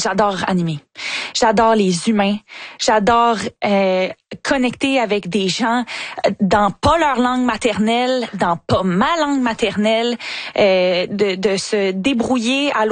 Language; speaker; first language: French; native; French